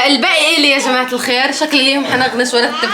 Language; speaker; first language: Arabic; native; Arabic